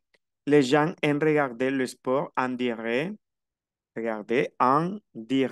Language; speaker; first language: French; non-native, fluent; Spanish